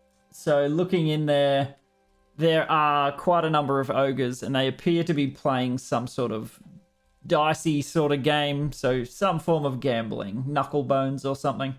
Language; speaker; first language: English; native; English